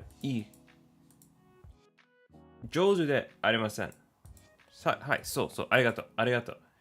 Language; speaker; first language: Japanese; non-native, learner; English